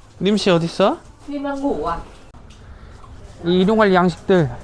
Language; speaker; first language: Korean; native; Korean